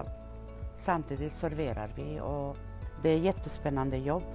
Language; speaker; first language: Swedish; non-native, local second language; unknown